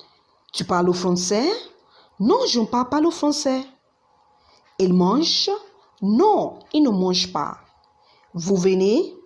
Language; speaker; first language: French; non-native, learner; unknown